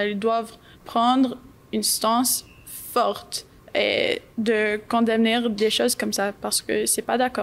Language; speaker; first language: French; non-native, local second language; English